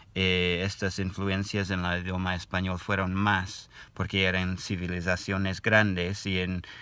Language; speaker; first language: Spanish; non-native, learner; English